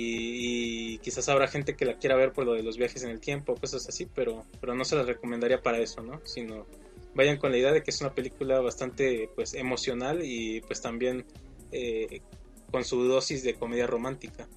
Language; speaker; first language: Spanish; native; Spanish